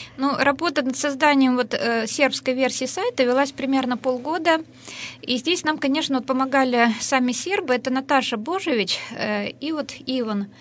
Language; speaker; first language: Russian; native; Russian